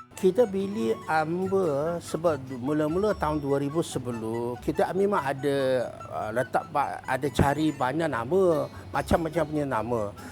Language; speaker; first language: Malay; non-native, fluent; Chinese